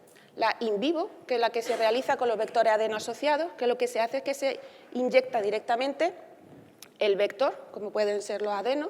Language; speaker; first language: Spanish; native; Spanish